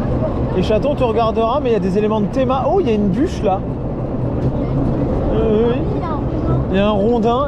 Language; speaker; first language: French; native; French